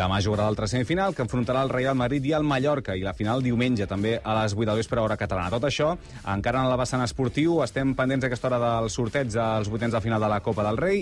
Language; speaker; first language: Catalan; native; Catalan